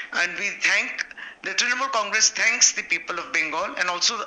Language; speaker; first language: English; non-native, local second language; Bangla